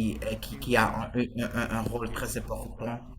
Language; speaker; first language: French; non-native, fluent; Portuguese